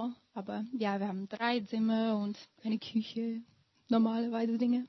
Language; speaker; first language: German; non-native, learner; English